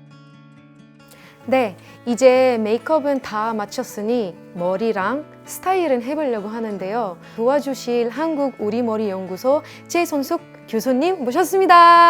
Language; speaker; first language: Korean; non-native, fluent; Arabic